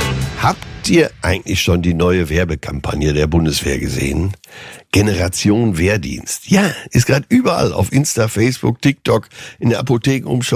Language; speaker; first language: German; native; German